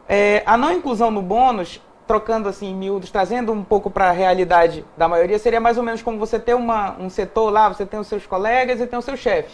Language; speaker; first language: Portuguese; native; Portuguese